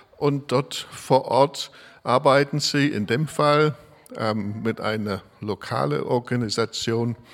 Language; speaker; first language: German; non-native, fluent; English